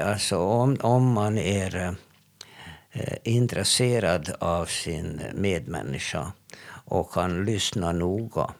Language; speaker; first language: Swedish; non-native, fluent; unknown